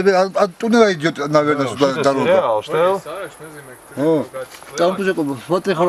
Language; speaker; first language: Russian; non-native, learner; Svan